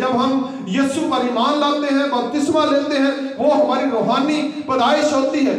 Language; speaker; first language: Urdu; non-native, local second language; Punjabi